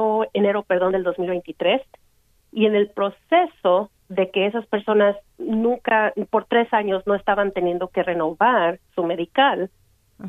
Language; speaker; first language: Spanish; native; Spanish